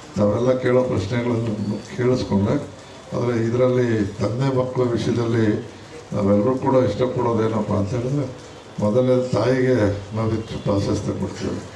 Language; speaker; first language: Kannada; native; Kannada